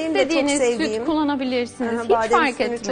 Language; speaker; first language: Turkish; non-native, fluent; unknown